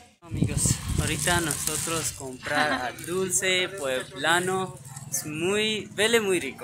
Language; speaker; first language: Spanish; non-native, learner; Hindi